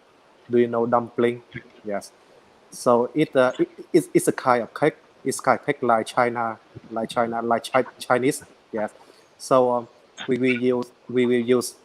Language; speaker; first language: English; non-native, learner; Vietnamese